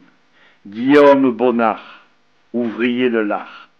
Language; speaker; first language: French; native; French